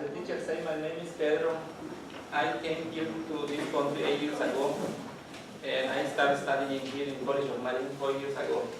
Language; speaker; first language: English; non-native, learner; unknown